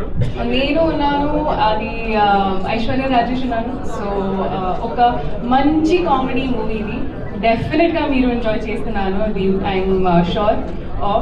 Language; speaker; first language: Telugu; non-native, learner; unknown